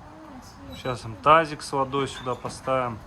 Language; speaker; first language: Russian; native; Russian